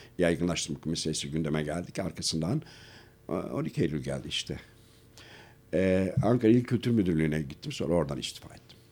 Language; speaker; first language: Turkish; native; Turkish